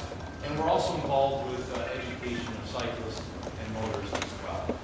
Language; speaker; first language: English; native; English